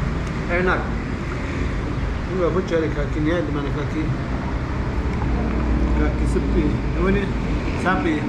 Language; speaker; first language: Indonesian; non-native, learner; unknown